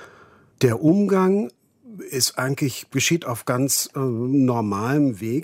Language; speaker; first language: German; native; German